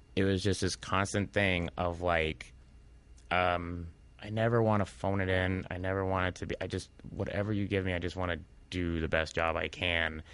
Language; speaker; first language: English; native; English